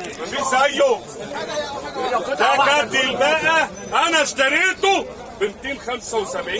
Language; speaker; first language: Arabic; native; Arabic